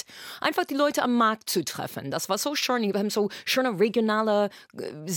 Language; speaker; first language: German; non-native, fluent; English